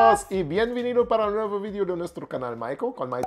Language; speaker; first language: Spanish; non-native, learner; German